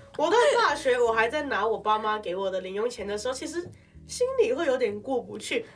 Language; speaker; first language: Chinese; non-native, local second language; Cantonese